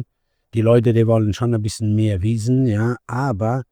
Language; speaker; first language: German; non-native, fluent; Italian